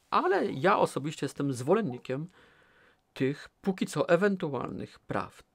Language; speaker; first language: Polish; native; Polish